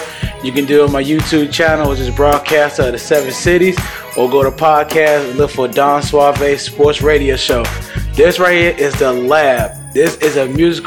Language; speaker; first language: English; native; English